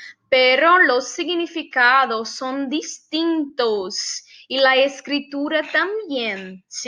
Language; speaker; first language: Spanish; non-native, fluent; Portuguese